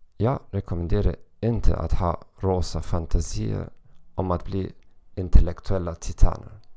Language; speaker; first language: Swedish; non-native, learner; German